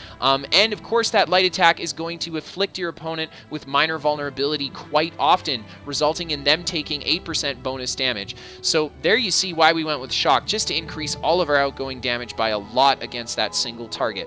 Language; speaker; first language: English; native; English